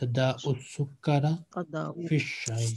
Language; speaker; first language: Arabic; non-native, fluent; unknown